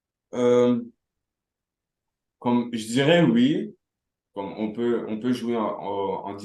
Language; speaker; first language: French; non-native, local second language; Arabic